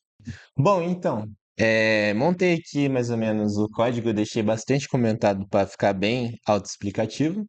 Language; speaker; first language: Portuguese; native; Portuguese